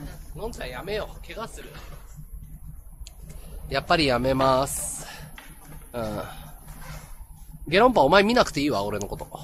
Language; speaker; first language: Japanese; native; Japanese